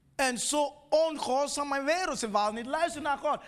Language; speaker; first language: Dutch; non-native, fluent; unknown